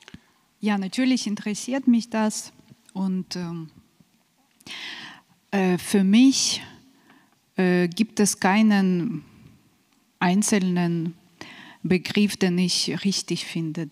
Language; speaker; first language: German; non-native, fluent; Ukrainian